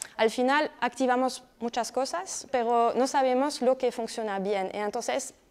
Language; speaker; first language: Spanish; non-native, fluent; French